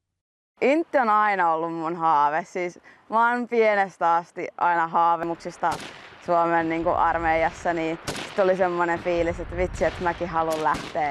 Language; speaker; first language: Finnish; native; Finnish